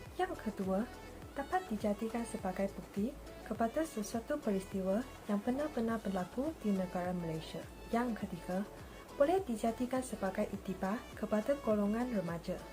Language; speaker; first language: Malay; non-native, local second language; Chinese